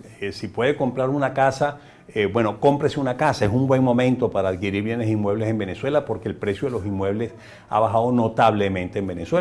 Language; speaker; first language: Spanish; native; Spanish